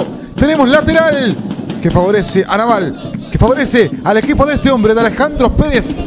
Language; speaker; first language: Spanish; native; Spanish